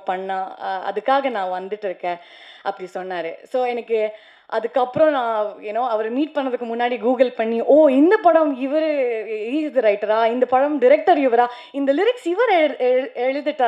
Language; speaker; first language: Tamil; non-native, learner; Kannada